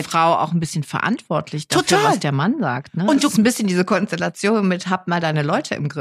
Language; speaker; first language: German; native; German